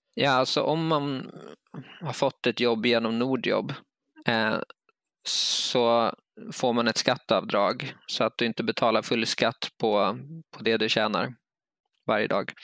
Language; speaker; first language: Swedish; native; Swedish